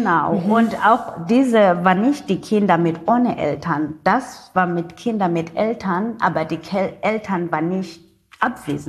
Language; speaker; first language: German; non-native, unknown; Zulu